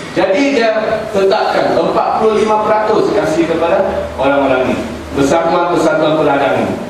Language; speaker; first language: Malay; non-native, local second language; Chinese